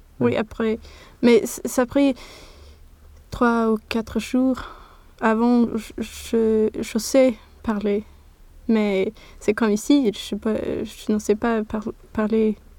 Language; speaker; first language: French; non-native, learner; Swedish